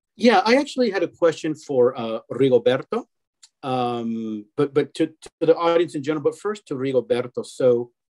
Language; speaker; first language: English; early bilingual, other home language; Spanish